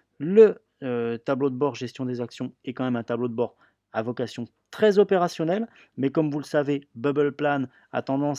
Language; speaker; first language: French; native; French